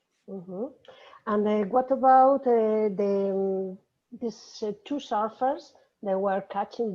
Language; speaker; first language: English; non-native, fluent; Spanish